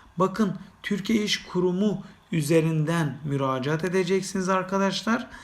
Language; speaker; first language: Turkish; native; Turkish